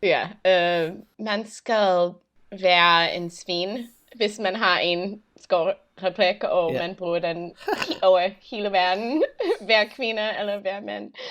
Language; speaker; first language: Danish; non-native, learner; English